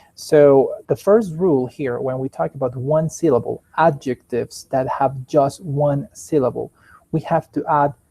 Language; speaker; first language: English; non-native, fluent; Spanish